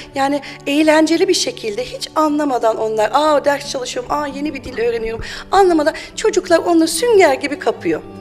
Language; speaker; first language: Turkish; early bilingual, heritage; German